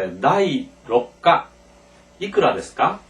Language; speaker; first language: Japanese; non-native, fluent; Korean